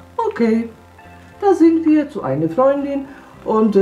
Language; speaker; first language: German; non-native, fluent; Polish